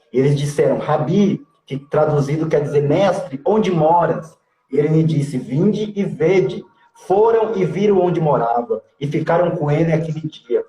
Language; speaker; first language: Portuguese; native; Portuguese